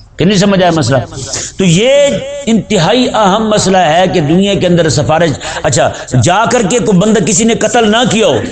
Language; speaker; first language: Urdu; non-native, local second language; Punjabi